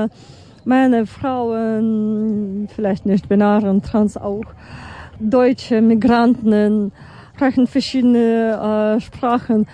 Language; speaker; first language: German; non-native, fluent; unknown